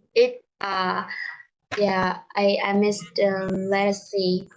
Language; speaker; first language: English; non-native, learner; Vietnamese